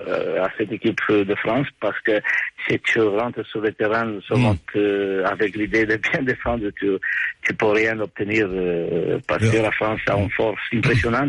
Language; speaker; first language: French; non-native, fluent; Romanian